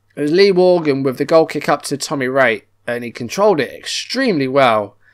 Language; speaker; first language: English; native; English